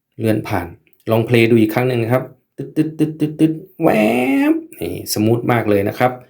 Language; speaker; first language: Thai; native; Thai